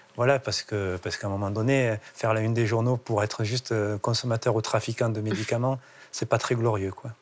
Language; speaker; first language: French; native; French